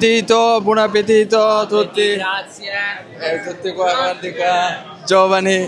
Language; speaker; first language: Italian; non-native, learner; Bangla